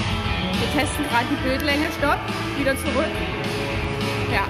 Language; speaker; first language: German; native; German